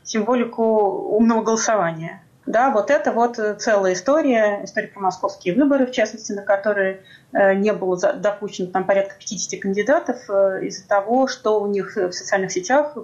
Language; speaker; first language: Russian; native; Russian